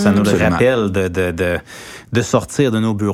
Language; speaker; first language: French; native; French